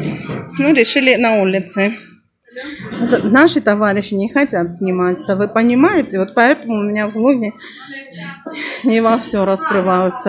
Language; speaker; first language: Russian; non-native, local second language; Armenian